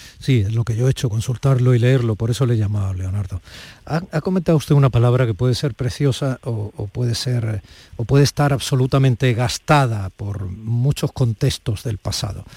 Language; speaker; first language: Spanish; native; Spanish